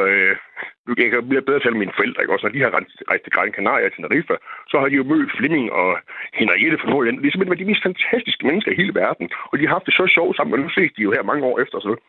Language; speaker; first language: Danish; native; Danish